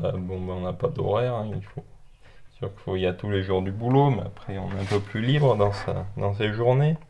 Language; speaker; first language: French; native; French